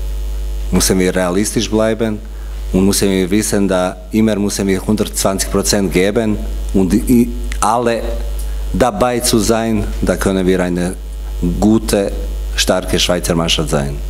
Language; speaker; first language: German; non-native, fluent; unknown